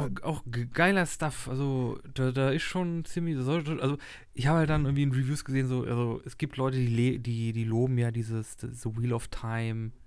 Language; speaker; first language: German; native; German